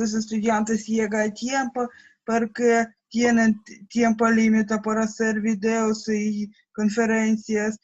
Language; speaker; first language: Spanish; non-native, learner; Russian